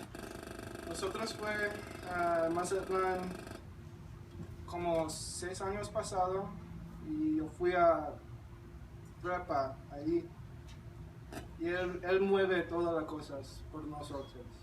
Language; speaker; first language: Spanish; non-native, learner; English